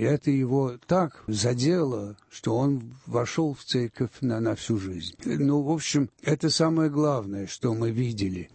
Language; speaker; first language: Russian; early bilingual, heritage; Russian